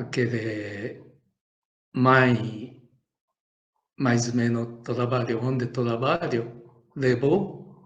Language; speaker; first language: Portuguese; non-native, learner; Japanese